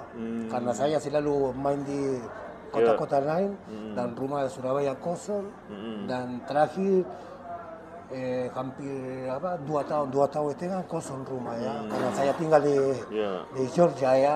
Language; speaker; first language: Indonesian; non-native, fluent; Spanish